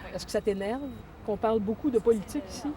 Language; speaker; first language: French; native; French